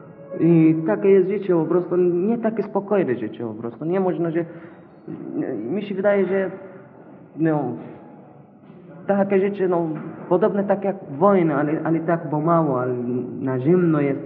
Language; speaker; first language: Polish; non-native, local second language; Arabic